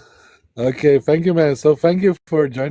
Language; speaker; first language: English; non-native, fluent; Slovenian